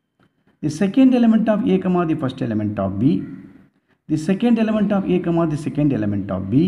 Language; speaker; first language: English; non-native, local second language; Tamil